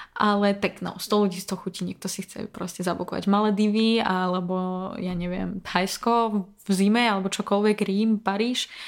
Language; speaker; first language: Slovak; non-native, fluent; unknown